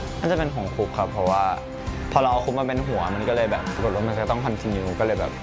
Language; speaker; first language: Thai; native; Thai